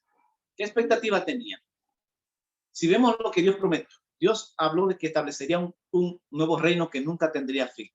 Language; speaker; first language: Spanish; native; Spanish